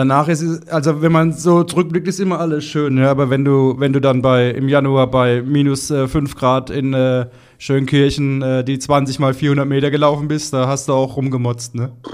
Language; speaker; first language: German; native; German